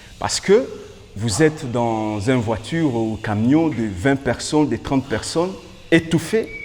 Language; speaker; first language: French; non-native, local second language; Lingala